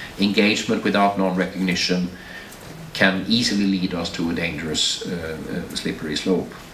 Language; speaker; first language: English; non-native, fluent; Swedish